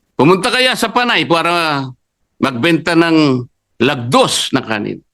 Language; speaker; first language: Filipino; native; Filipino